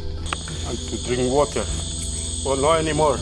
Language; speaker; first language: English; non-native, learner; Spanish